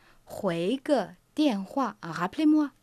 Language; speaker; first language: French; non-native, fluent; Chinese